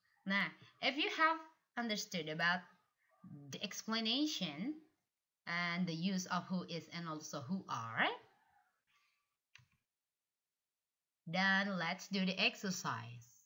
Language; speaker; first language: English; non-native, fluent; Indonesian